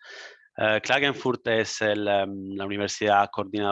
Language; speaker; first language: Spanish; non-native, fluent; Italian